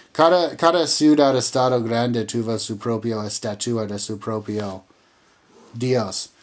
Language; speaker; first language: Spanish; non-native, learner; English